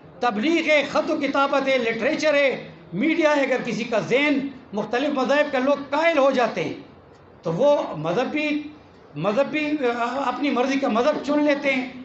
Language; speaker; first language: Urdu; non-native, local second language; Pashto